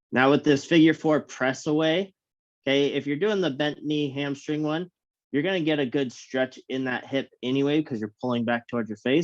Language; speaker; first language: English; native; English